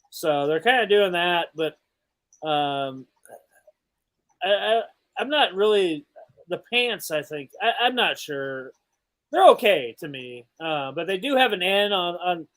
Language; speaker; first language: English; native; English